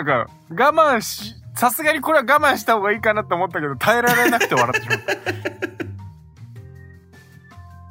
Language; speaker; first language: Japanese; native; Japanese